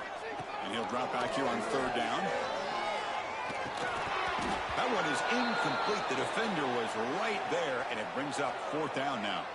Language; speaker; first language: English; native; English